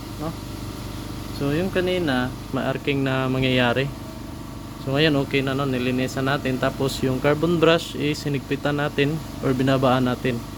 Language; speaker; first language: Filipino; non-native, local second language; Cebuano